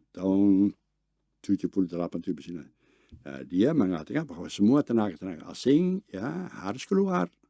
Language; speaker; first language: Indonesian; non-native, fluent; Dutch